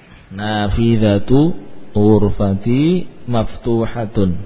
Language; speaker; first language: Arabic; non-native, fluent; Indonesian